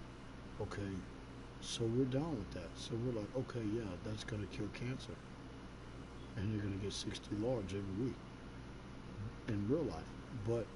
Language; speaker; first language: English; native; English